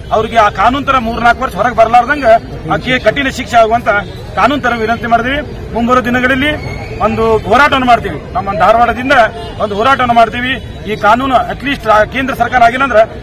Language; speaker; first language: Kannada; non-native, local second language; Urdu